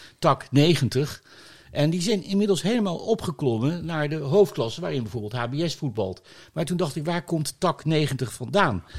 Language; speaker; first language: Dutch; native; Dutch